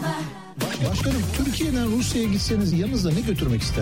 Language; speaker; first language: Turkish; native; Turkish